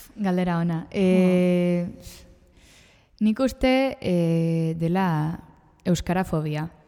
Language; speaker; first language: Basque; native; Basque